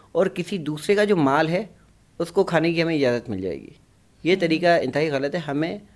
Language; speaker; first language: Urdu; native; Urdu